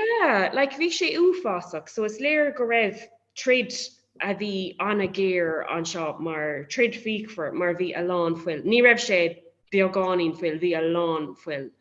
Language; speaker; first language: Irish; non-native, local second language; English